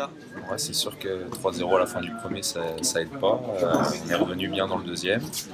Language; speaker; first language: French; native; French